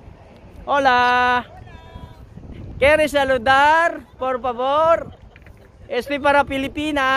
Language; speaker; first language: Spanish; non-native, learner; Filipino